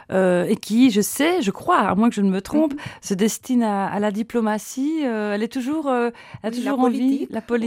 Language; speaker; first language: French; native; French